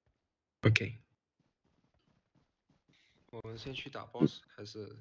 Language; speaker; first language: Chinese; non-native, local second language; Cantonese